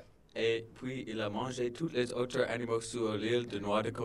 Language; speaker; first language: French; non-native, learner; English